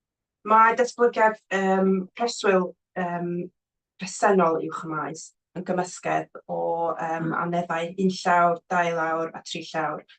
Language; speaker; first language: Welsh; native; Welsh